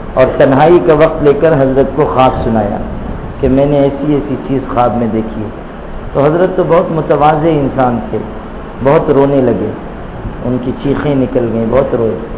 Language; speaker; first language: Urdu; native; Urdu